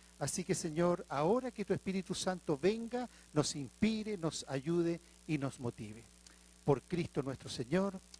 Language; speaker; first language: Spanish; native; Spanish